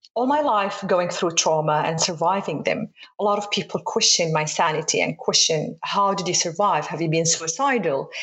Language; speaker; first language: English; non-native, fluent; Arabic